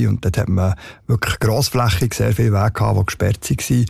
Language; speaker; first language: German; native; German